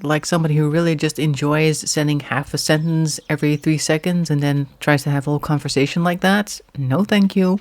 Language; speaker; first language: English; non-native, fluent; Dutch